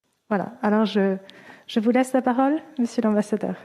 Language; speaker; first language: French; native; French